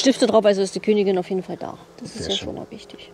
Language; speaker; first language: German; native; German